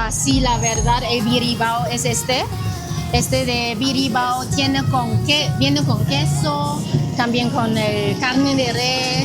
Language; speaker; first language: Spanish; non-native, learner; Chinese